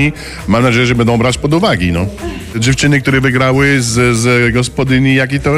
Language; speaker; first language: Polish; non-native, fluent; French